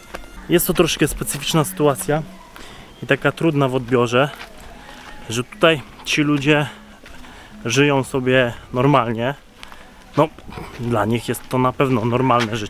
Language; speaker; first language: Polish; native; Polish